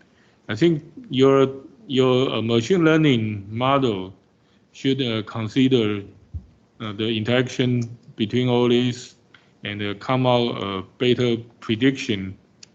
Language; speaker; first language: English; non-native, fluent; Chinese